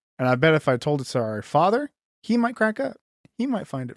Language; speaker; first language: English; native; English